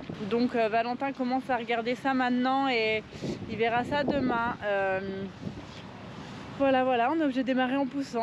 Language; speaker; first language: French; native; French